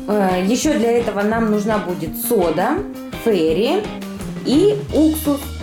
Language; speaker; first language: Russian; native; Russian